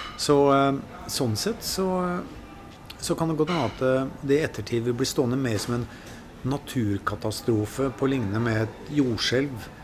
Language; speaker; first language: Norwegian; native; Norwegian